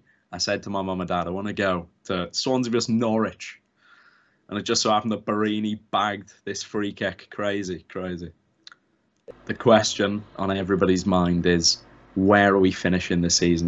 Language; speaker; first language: English; native; English